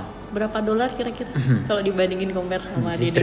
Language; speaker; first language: Indonesian; native; Indonesian